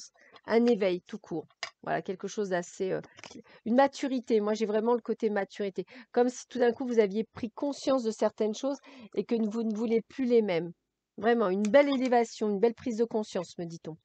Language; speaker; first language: French; native; French